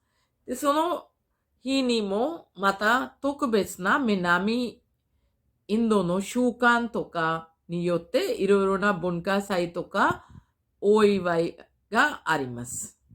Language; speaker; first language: Japanese; non-native, fluent; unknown